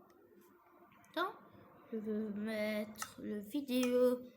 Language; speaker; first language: French; non-native, fluent; English